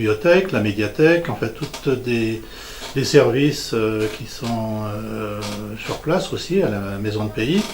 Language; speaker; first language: French; native; French